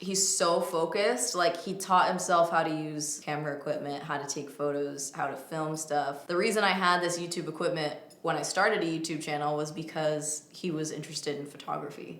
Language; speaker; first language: English; native; English